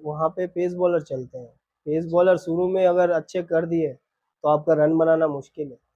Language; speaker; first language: Hindi; non-native, local second language; Bangla